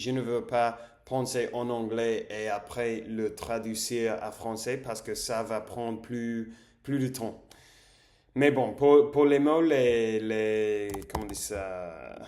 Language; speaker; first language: French; non-native, learner; English